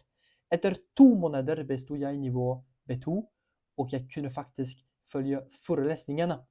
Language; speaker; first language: Norwegian; non-native, fluent; French